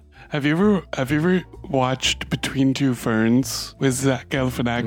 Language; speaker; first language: English; native; English